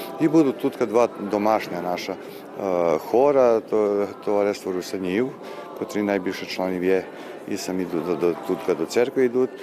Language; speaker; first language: Ukrainian; early bilingual, heritage; Ukrainian